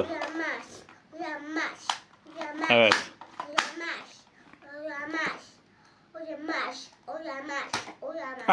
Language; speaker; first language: Turkish; native; Turkish